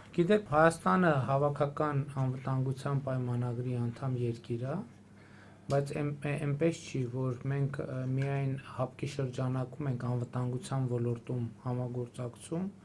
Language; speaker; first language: Armenian; native; Armenian